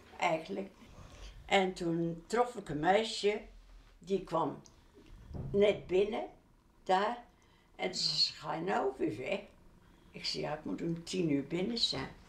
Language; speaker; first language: Dutch; non-native, local second language; Western Frisian